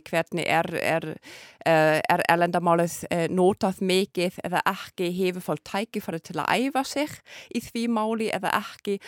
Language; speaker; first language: Icelandic; non-native, fluent; German